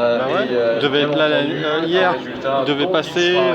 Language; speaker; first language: French; native; French